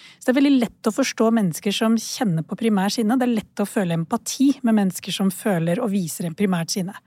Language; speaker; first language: Norwegian; early bilingual, other home language; Urdu